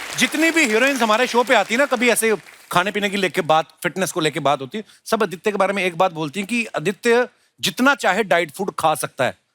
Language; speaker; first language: Hindi; non-native, local second language; Punjabi